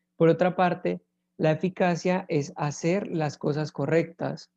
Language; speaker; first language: Spanish; native; Spanish